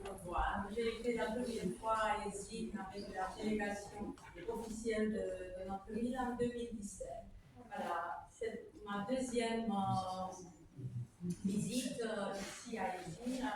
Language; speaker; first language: French; non-native, fluent; Romanian